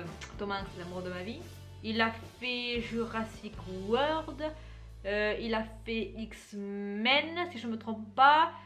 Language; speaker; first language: French; native; French